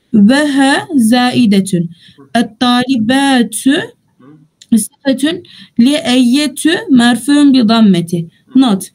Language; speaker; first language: Arabic; non-native, fluent; Turkish